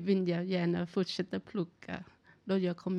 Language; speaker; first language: Swedish; non-native, learner; Thai